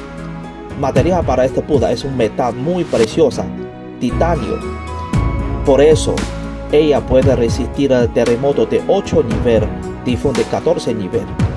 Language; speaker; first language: Spanish; non-native, learner; Chinese